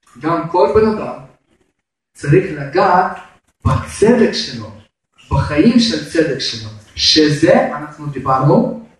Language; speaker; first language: Hebrew; non-native, fluent; Russian